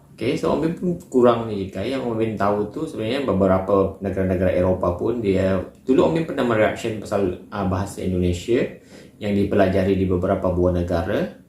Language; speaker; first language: Malay; native; Malay